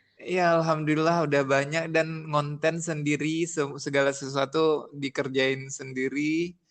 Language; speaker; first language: Indonesian; native; Indonesian